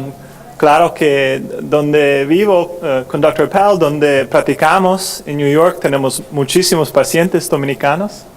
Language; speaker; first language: Spanish; non-native, fluent; English